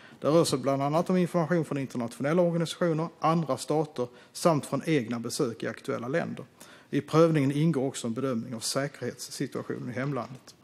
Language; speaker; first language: Swedish; native; Swedish